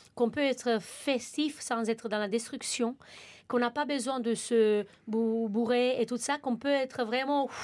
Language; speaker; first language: French; non-native, fluent; Romanian